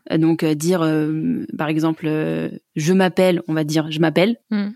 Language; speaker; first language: French; native; French